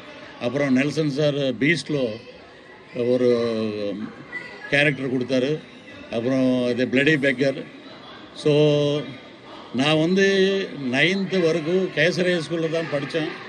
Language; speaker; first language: Tamil; non-native, local second language; Telugu